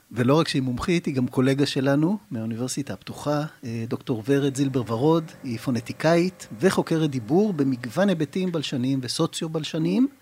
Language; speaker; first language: Hebrew; native; Hebrew